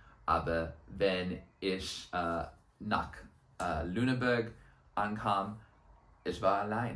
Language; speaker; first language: German; non-native, learner; English